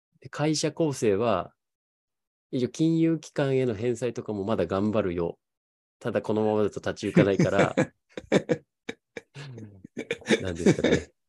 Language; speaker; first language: Japanese; native; Japanese